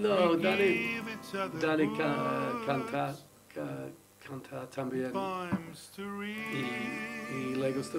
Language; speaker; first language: Spanish; non-native, learner; English